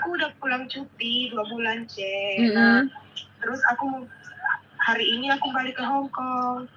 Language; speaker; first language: Indonesian; native; Indonesian